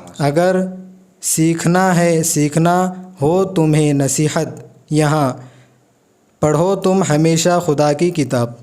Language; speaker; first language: Urdu; native; Urdu